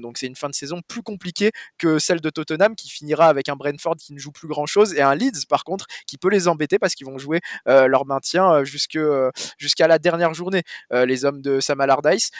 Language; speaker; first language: French; native; French